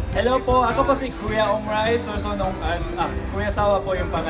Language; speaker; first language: Filipino; non-native, learner; Japanese